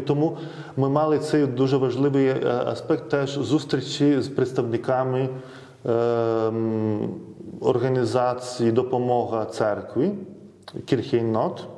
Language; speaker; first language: Ukrainian; non-native, fluent; Lithuanian